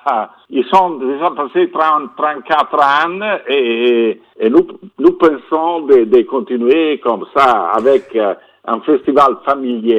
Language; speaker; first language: French; non-native, fluent; Italian